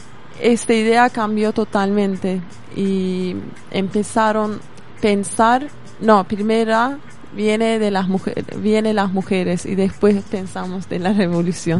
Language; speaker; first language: Spanish; non-native, fluent; Kurdish